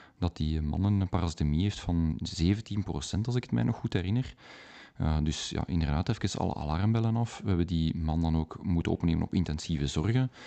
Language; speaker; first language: Dutch; native; Dutch